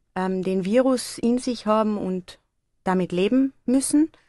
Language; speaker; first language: German; native; German